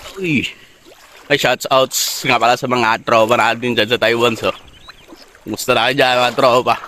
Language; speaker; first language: Filipino; non-native, local second language; Iloko